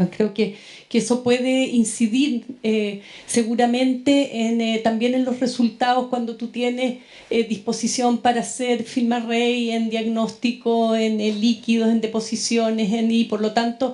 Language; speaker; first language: Spanish; native; Spanish